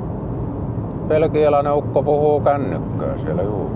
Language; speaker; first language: Finnish; native; Finnish